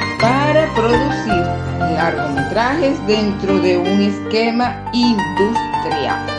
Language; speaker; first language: Spanish; native; Spanish